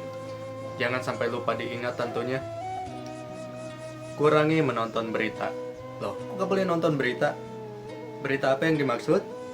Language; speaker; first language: Indonesian; native; Indonesian